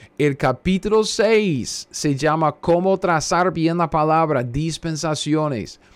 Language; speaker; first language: Spanish; non-native, fluent; English